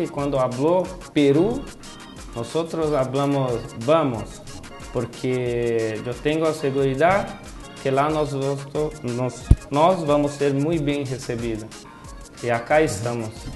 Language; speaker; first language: Spanish; non-native, fluent; Portuguese